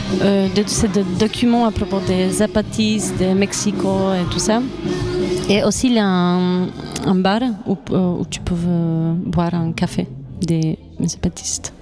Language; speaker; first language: French; non-native, fluent; Polish